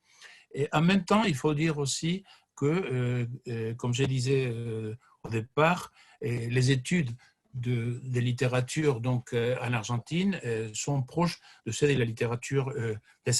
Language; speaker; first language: French; non-native, fluent; Spanish